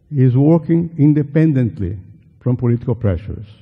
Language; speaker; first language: English; non-native, fluent; Portuguese